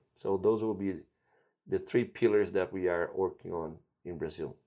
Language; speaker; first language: English; non-native, fluent; Portuguese